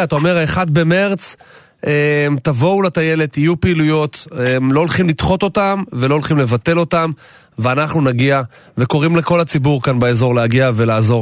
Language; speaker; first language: Hebrew; native; Hebrew